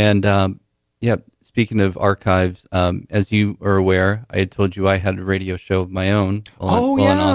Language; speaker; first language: English; native; English